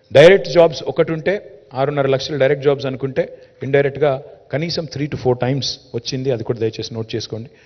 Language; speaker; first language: Telugu; native; Telugu